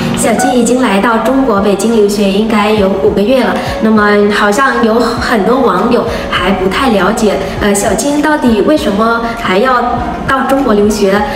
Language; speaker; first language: Chinese; non-native, fluent; Vietnamese